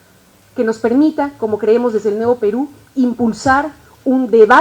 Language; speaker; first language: Spanish; native; Spanish